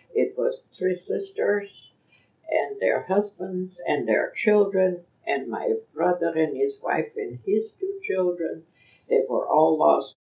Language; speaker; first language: English; non-native, fluent; Yiddish